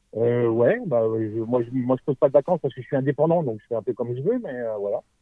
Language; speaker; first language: French; native; French